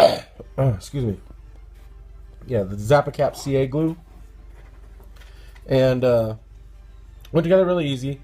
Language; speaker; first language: English; native; English